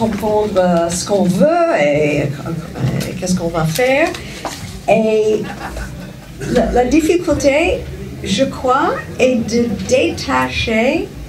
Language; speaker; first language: French; non-native, fluent; English